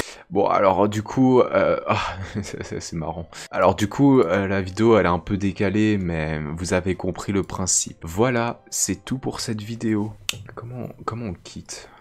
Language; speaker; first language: French; native; French